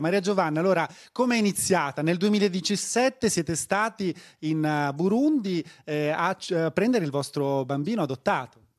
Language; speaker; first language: Italian; native; Italian